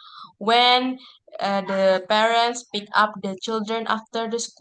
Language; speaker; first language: English; non-native, fluent; Indonesian